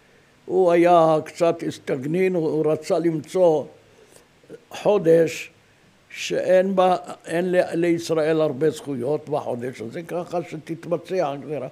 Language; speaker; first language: Hebrew; non-native, fluent; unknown